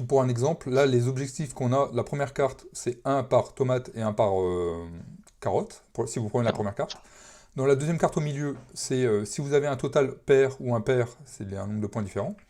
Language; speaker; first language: French; native; French